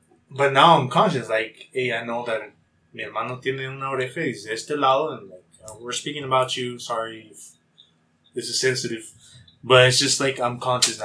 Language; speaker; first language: English; early bilingual, other home language; Spanish